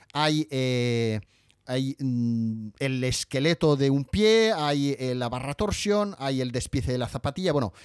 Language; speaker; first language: Spanish; native; Spanish